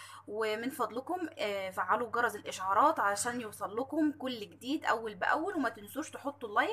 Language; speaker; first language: Arabic; native; Arabic